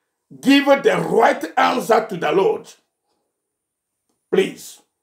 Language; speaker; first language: English; non-native, fluent; Ewe